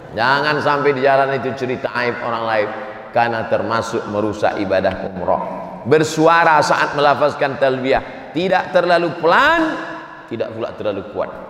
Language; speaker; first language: Indonesian; native; Indonesian